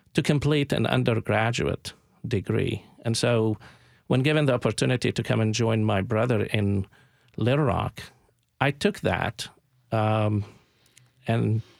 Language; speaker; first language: English; non-native, fluent; Arabic